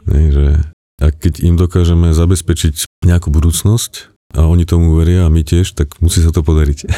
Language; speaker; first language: Slovak; native; Slovak